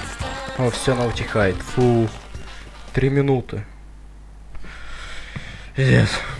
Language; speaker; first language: Russian; native; Russian